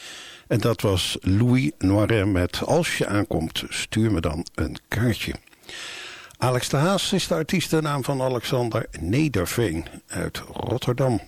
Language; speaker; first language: Dutch; native; Dutch